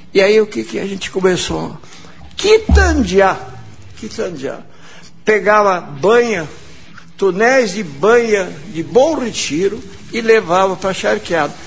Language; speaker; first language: Portuguese; non-native, local second language; German